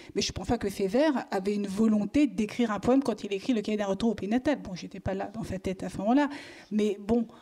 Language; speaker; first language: French; native; French